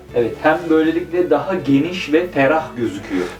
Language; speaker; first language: Turkish; native; Turkish